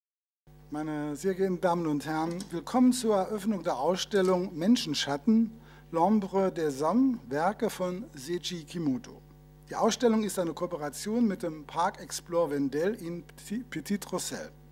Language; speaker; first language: German; native; German